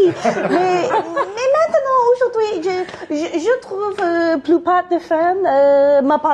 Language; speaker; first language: French; non-native, learner; English